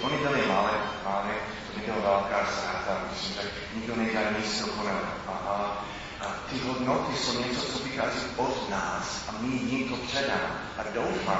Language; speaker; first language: Czech; non-native, fluent; English